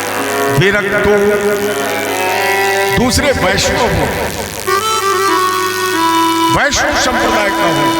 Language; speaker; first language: Hindi; native; Hindi